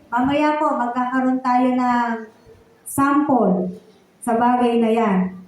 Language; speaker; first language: Filipino; native; Filipino